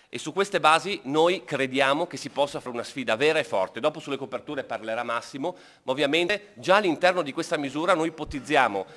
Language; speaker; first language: Italian; native; Italian